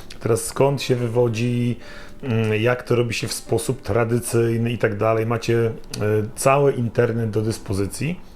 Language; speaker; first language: Polish; native; Polish